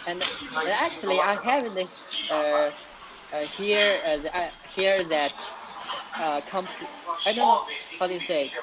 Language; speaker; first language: English; non-native, learner; Chinese